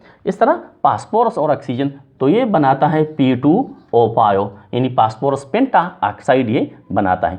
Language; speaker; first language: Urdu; non-native, local second language; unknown